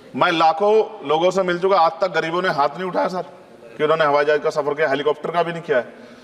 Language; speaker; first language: Hindi; native; Hindi